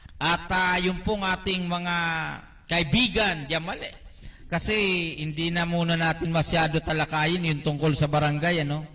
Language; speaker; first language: Filipino; non-native, local second language; Bikol